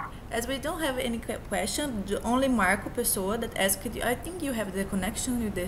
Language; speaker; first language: English; non-native, fluent; Portuguese